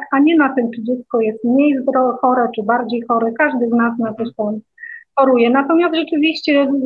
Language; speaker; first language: Polish; native; Polish